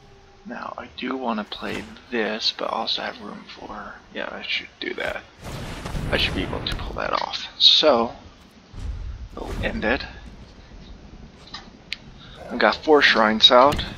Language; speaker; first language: English; native; English